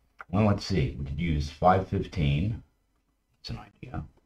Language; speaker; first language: English; native; English